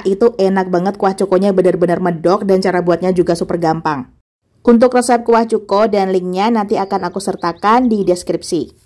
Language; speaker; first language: Indonesian; native; Indonesian